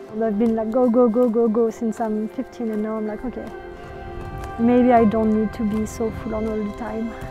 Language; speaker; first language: English; non-native, fluent; French